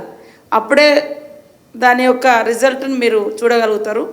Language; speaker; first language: Telugu; native; Telugu